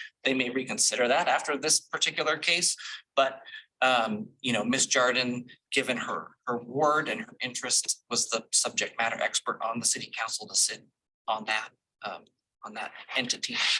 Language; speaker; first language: English; native; English